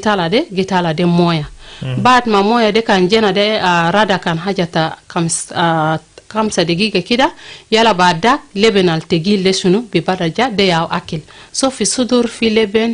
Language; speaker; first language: Arabic; non-native, local second language; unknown